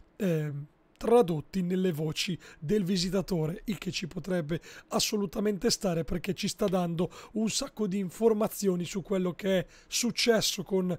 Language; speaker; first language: Italian; native; Italian